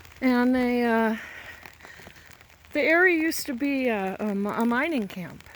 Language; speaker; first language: English; native; English